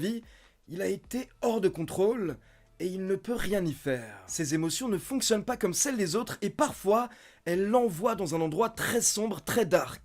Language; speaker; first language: French; native; French